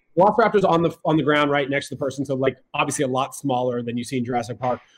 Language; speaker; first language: English; native; English